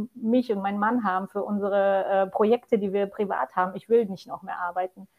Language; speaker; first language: German; non-native, fluent; Polish